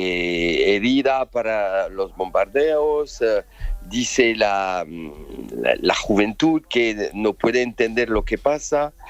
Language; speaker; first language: Spanish; non-native, fluent; French